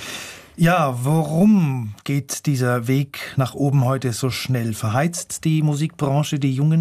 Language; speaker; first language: German; native; German